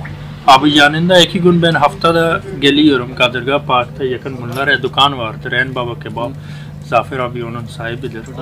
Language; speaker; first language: Turkish; non-native, learner; Urdu